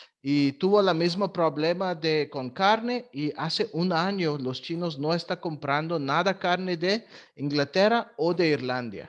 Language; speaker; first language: Spanish; non-native, fluent; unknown